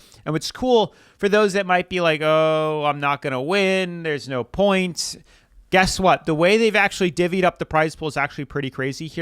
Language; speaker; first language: English; native; English